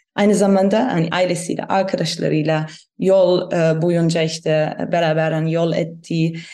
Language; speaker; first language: Turkish; non-native, fluent; German